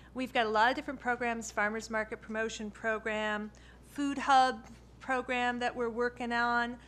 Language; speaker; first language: English; native; English